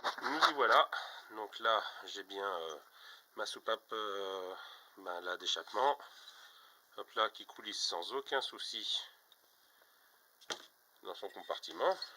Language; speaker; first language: French; native; French